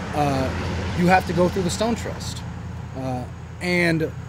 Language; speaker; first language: English; native; English